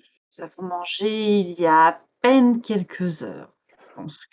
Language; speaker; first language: French; native; French